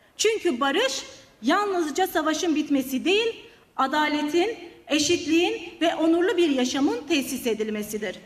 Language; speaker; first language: Turkish; non-native, local second language; Kurdish